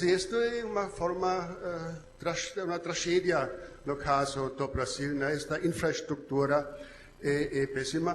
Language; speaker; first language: Portuguese; non-native, learner; German